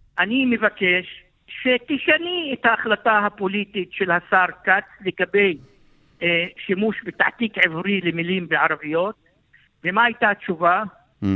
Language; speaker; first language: Hebrew; non-native, local second language; Arabic